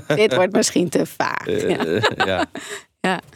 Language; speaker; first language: Dutch; native; Dutch